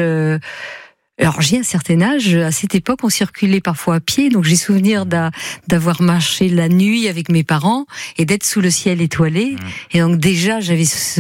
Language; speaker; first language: French; native; French